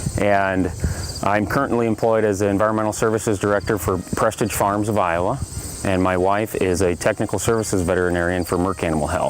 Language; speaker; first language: English; native; English